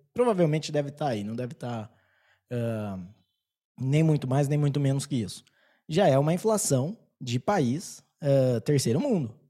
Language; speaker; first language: Portuguese; native; Portuguese